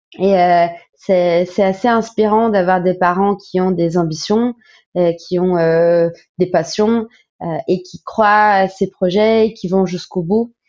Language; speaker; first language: French; non-native, fluent; Portuguese